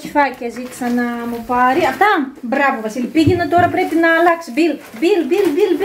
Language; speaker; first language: Greek; native; Greek